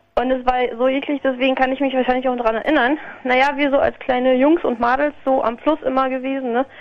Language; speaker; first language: German; non-native, fluent; Polish